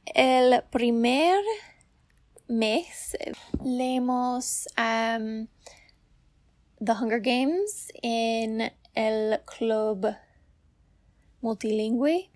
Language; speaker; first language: Spanish; non-native, learner; English